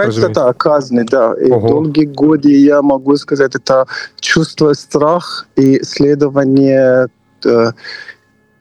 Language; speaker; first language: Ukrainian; non-native, fluent; Persian